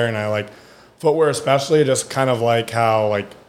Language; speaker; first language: English; early bilingual, other home language; German